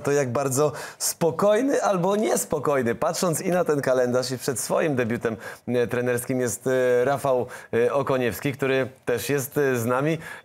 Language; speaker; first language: Polish; native; Polish